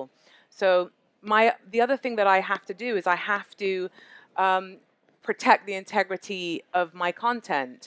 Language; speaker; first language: English; native; English